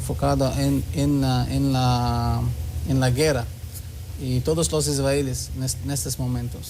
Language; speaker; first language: Spanish; non-native, learner; Hebrew